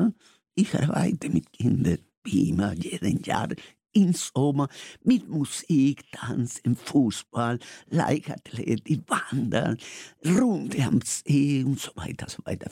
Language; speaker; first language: German; non-native, fluent; Spanish